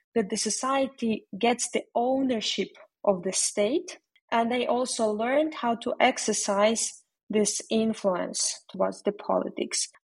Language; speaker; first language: English; non-native, fluent; Ukrainian